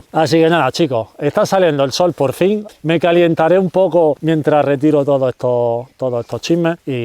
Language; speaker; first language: Spanish; native; Spanish